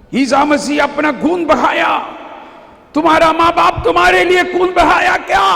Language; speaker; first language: Hindi; non-native, local second language; Malayalam